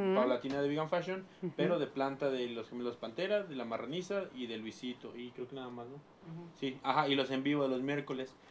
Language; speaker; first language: Spanish; native; Spanish